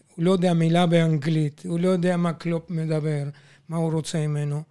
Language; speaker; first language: Hebrew; non-native, fluent; Spanish